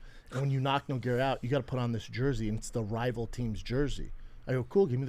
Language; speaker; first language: English; native; English